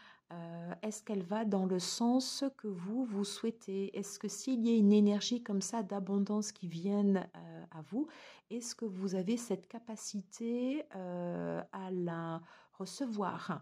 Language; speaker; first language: French; native; French